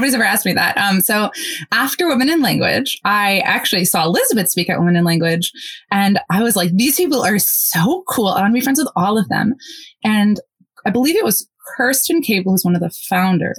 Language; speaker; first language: English; early bilingual, other home language; Polish